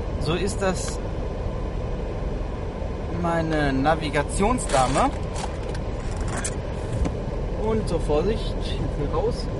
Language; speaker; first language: German; native; German